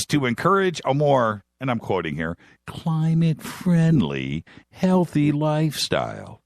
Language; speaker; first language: English; native; English